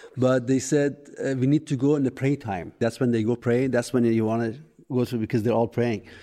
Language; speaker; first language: English; non-native, fluent; Persian